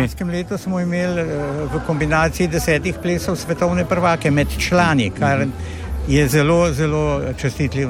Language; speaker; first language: Slovenian; native; Slovenian